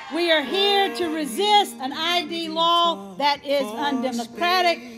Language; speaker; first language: English; native; English